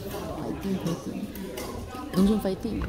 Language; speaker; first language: Korean; non-native, fluent; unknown